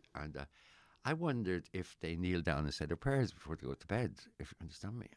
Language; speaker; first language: English; native; English